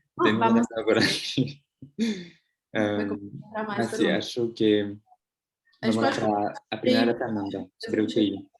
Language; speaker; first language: Portuguese; non-native, fluent; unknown